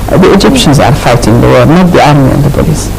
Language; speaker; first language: English; non-native, fluent; Arabic